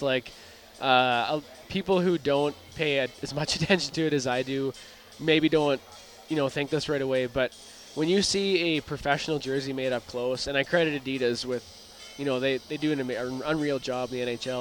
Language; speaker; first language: English; native; English